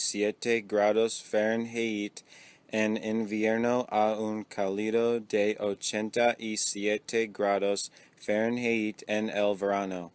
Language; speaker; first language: Spanish; non-native, learner; English